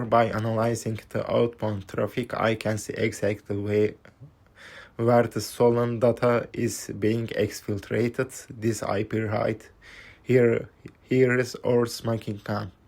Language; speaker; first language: English; non-native, fluent; Turkish